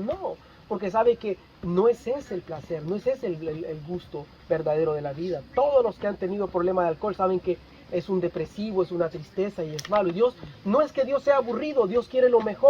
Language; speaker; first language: Spanish; native; Spanish